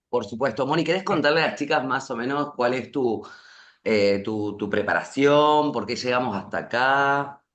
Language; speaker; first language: Spanish; native; Spanish